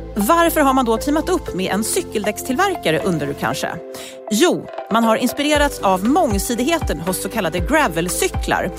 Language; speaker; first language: Swedish; native; Swedish